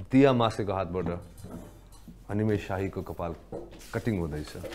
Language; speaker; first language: Nepali; native; Nepali